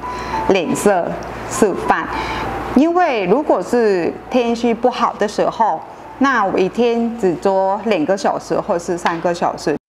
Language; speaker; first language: Chinese; non-native, fluent; Vietnamese